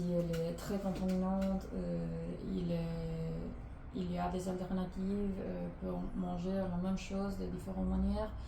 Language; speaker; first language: French; non-native, learner; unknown